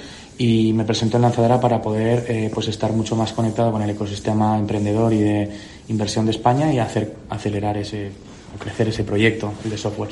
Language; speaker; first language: Spanish; native; Spanish